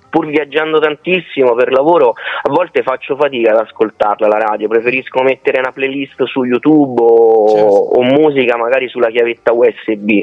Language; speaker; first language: Italian; native; Italian